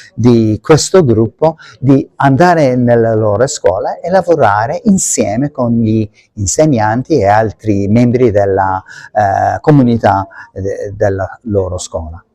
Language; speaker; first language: Italian; non-native, fluent; Maltese